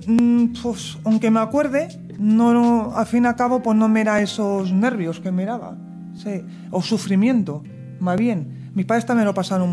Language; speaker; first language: Spanish; native; Spanish